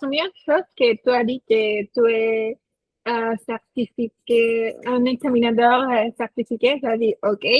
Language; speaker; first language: French; non-native, fluent; Spanish